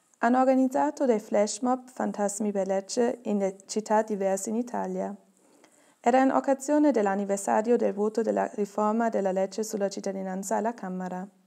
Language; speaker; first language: Italian; non-native, learner; German